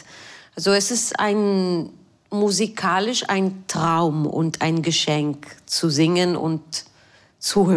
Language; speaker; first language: German; non-native, fluent; Hebrew